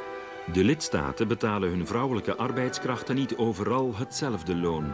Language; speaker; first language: Dutch; native; Dutch